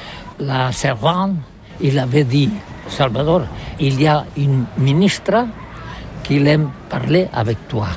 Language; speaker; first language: French; non-native, learner; Catalan